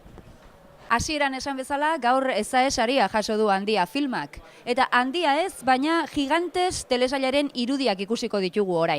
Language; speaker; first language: Basque; native; Basque